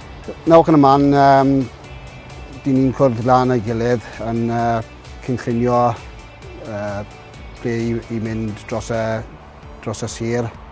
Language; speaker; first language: Welsh; non-native, learner; English